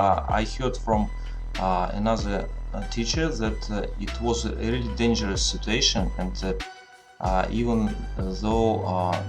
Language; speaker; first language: English; non-native, learner; Russian